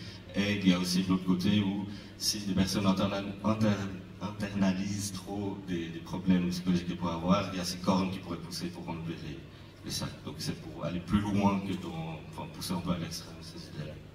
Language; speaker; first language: French; native; French